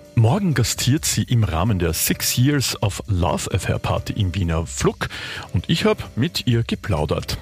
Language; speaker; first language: German; native; German